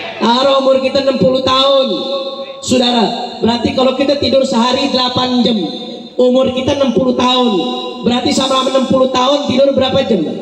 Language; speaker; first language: Indonesian; native; Indonesian